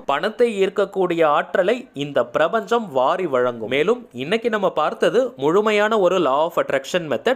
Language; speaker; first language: Tamil; native; Tamil